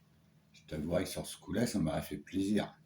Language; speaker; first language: French; native; French